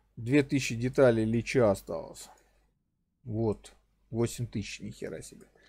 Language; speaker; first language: Russian; native; Russian